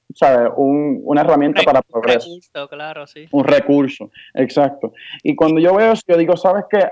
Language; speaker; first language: Spanish; native; Spanish